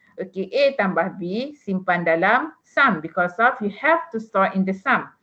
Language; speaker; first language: English; non-native, local second language; Malay